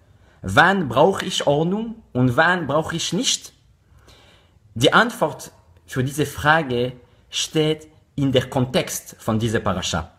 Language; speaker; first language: German; non-native, learner; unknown